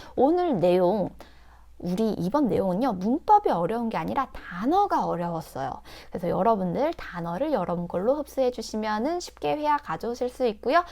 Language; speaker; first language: Korean; native; Korean